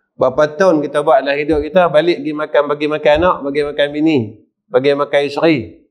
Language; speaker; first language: Malay; native; Malay